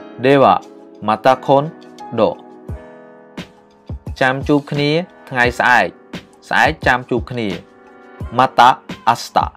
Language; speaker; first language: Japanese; non-native, fluent; Khmer